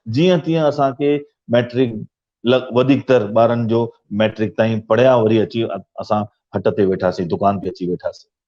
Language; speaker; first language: Sindhi; early bilingual, heritage; Sindhi